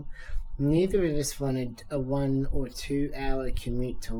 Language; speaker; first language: English; native; English